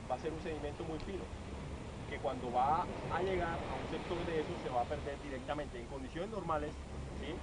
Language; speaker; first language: Spanish; native; Spanish